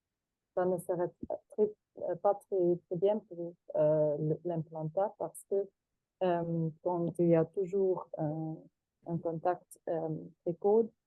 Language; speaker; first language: French; non-native, fluent; German